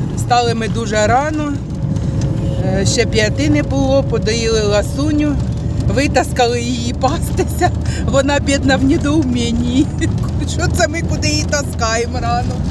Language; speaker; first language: Ukrainian; native; Ukrainian